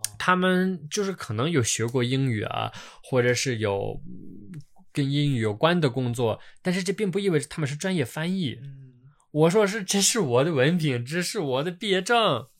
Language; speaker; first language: Chinese; non-native, fluent; Ukrainian